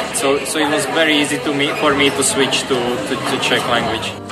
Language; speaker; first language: English; non-native, fluent; Slovak